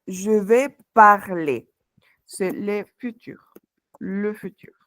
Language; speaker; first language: French; non-native, fluent; Spanish